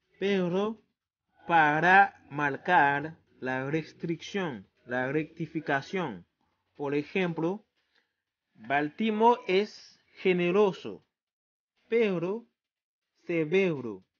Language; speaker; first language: Spanish; non-native, fluent; Haitian Creole